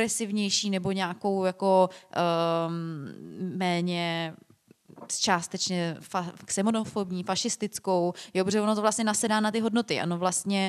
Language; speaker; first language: Czech; native; Czech